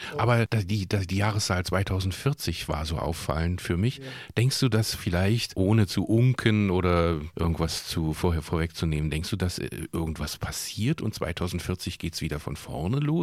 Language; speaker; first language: German; native; German